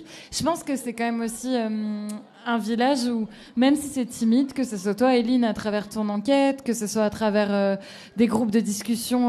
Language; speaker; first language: French; native; French